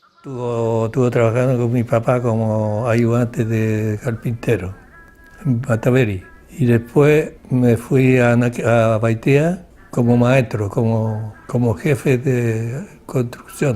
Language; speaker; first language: Spanish; non-native, local second language; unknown